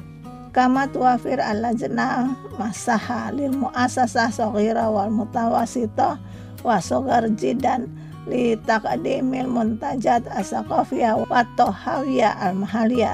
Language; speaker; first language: Arabic; non-native, fluent; Indonesian